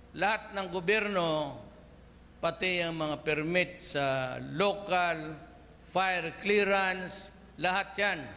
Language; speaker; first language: Filipino; non-native, local second language; Cebuano